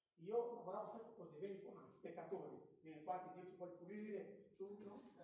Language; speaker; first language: Italian; non-native, fluent; Portuguese